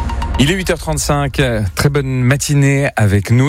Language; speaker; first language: French; native; French